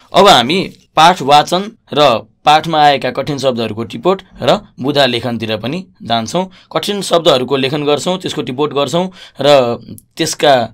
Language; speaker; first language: Nepali; native; Nepali